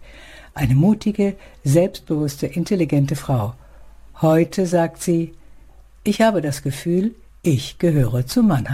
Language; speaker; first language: German; native; German